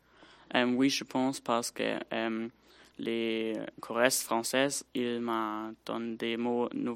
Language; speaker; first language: French; non-native, learner; German